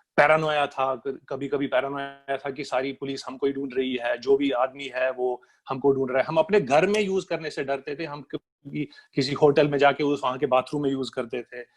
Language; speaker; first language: Hindi; non-native, local second language; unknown